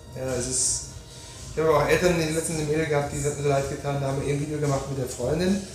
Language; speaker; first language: German; native; German